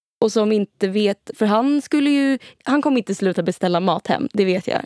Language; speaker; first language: Swedish; native; Swedish